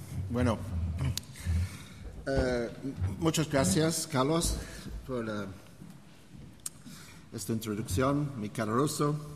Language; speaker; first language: Spanish; non-native, learner; English